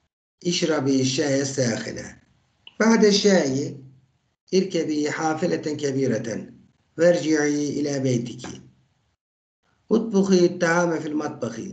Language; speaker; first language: Arabic; non-native, fluent; Turkish